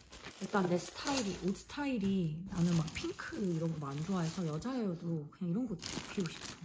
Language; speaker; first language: Korean; early bilingual, heritage; Korean